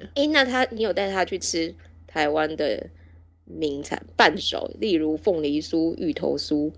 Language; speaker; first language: Chinese; native; Chinese